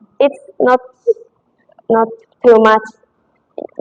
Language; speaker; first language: English; non-native, learner; Japanese